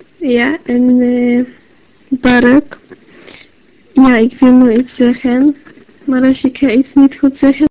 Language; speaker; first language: Dutch; non-native, learner; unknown